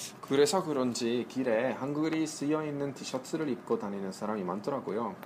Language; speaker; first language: Korean; non-native, fluent; Italian